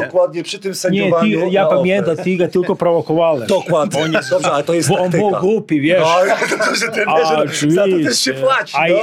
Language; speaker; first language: Polish; non-native, fluent; Serbian